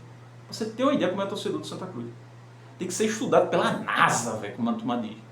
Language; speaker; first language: Portuguese; native; Portuguese